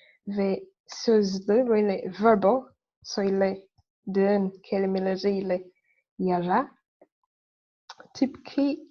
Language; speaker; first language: Turkish; non-native, fluent; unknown